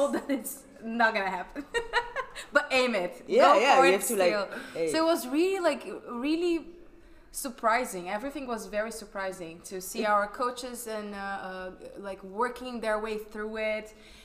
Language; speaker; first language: English; non-native, fluent; Portuguese